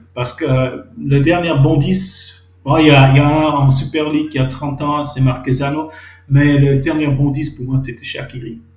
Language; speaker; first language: French; non-native, local second language; Swiss German